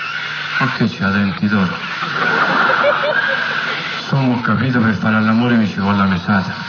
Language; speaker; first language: Italian; native; Italian